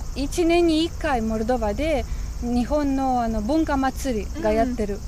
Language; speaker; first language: Japanese; non-native, fluent; Romanian